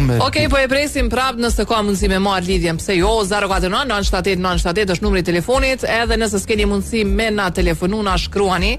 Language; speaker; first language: Albanian; native; Albanian